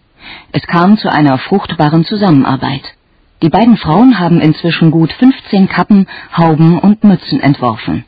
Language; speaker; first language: German; native; German